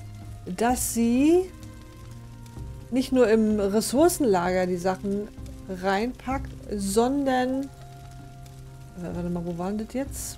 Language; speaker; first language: German; native; German